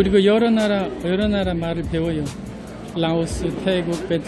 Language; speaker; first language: Korean; native; Korean